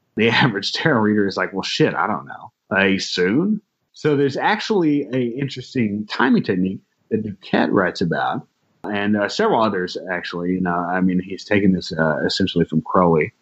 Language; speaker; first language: English; native; English